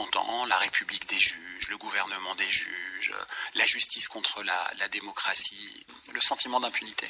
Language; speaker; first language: French; native; French